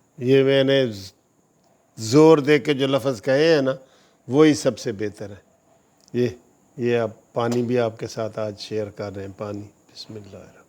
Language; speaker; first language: Urdu; non-native, local second language; Punjabi